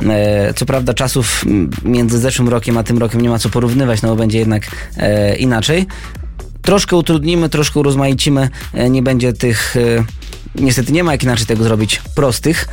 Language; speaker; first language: Polish; native; Polish